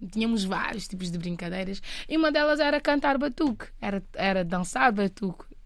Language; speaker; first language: Portuguese; non-native, local second language; Kabuverdianu